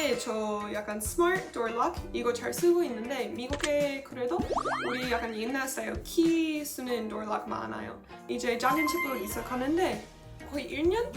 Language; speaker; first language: Korean; non-native, learner; English